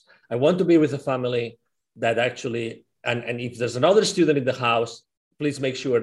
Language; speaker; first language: English; non-native, fluent; Spanish